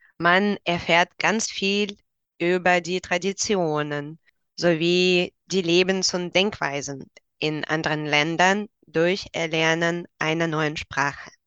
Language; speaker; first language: German; non-native, fluent; Russian